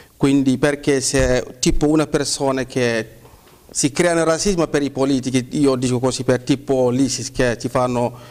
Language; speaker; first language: Italian; non-native, fluent; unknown